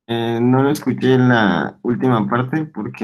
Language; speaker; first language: Spanish; native; Spanish